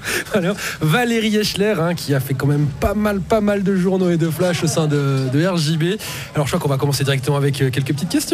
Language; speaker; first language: French; native; French